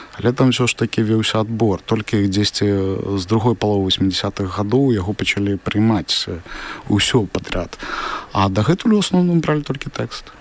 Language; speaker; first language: Belarusian; non-native, local second language; Russian